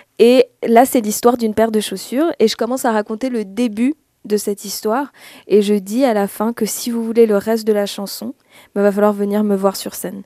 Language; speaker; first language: French; native; French